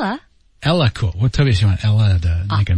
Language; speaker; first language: Chinese; non-native, learner; English